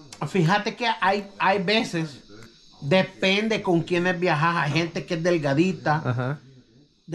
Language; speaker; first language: Spanish; native; Spanish